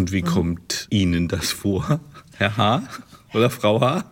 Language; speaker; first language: German; native; German